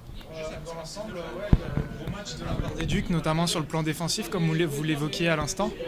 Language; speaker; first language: French; native; French